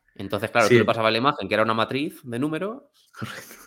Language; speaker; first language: Spanish; native; Spanish